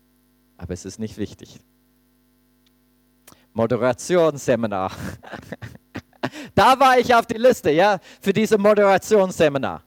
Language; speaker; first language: German; non-native, fluent; English